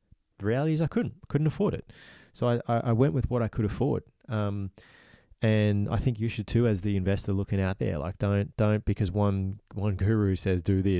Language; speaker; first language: English; native; English